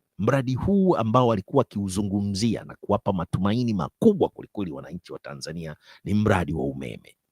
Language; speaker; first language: Swahili; native; Swahili